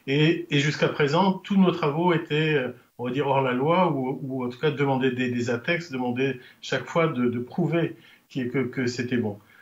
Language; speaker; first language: French; native; French